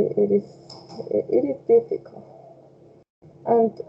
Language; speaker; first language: English; non-native, fluent; Spanish